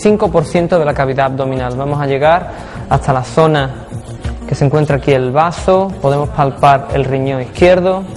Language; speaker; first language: Spanish; native; Spanish